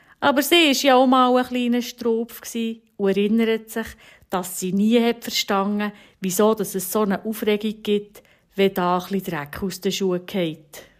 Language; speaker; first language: German; native; German